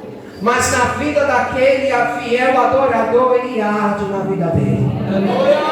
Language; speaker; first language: Portuguese; native; Portuguese